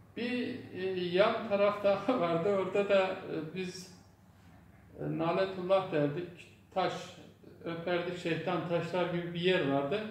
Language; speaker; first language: Turkish; non-native, local second language; Zaza